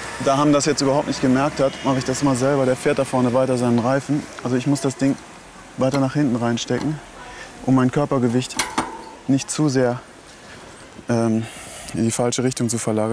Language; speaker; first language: German; native; German